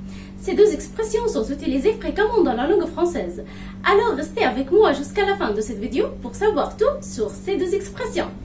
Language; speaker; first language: French; non-native, fluent; Arabic